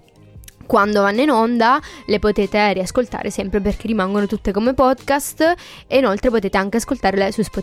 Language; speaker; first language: Italian; native; Italian